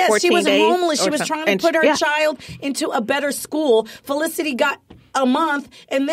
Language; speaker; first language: English; native; English